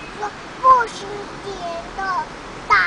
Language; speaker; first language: Chinese; early bilingual, heritage; Chinese